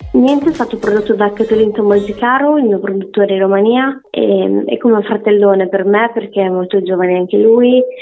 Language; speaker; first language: Italian; early bilingual, heritage; Italian